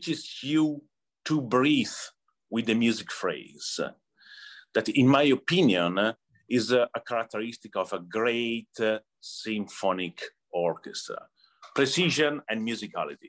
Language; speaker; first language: English; non-native, learner; Italian